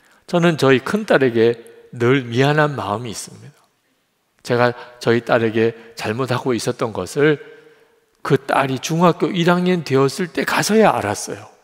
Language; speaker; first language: Korean; native; Korean